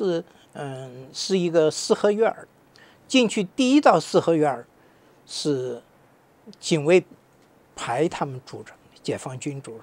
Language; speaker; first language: Chinese; native; Chinese